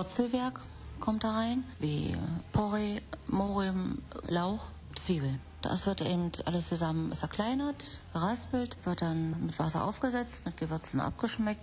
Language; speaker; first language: German; native; German